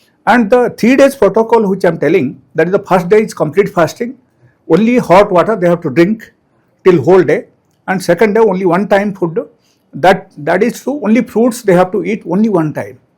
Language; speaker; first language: English; non-native, local second language; Telugu